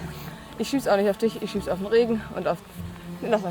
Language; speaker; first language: German; native; German